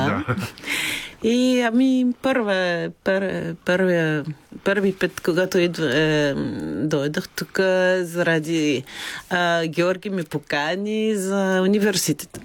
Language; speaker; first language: Bulgarian; non-native, learner; French